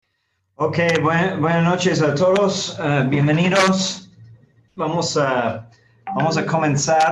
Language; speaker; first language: Spanish; non-native, fluent; English